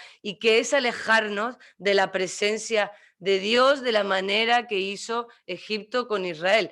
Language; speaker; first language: Spanish; native; Spanish